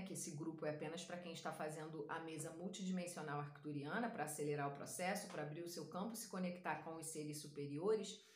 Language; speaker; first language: Portuguese; native; Portuguese